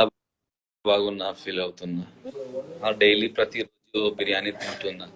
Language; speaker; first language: Telugu; non-native, learner; Hindi